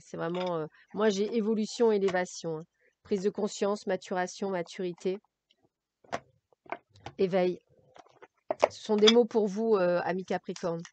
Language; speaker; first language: French; native; French